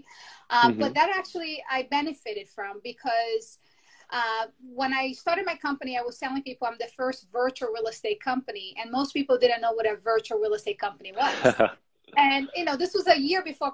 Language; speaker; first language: English; non-native, fluent; Portuguese